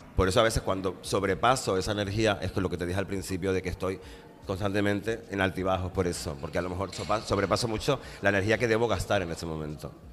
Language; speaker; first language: Spanish; native; Spanish